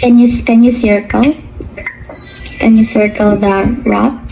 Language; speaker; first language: English; non-native, local second language; Filipino